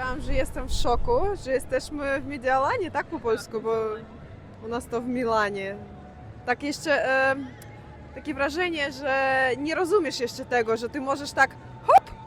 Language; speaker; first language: Polish; non-native, learner; Russian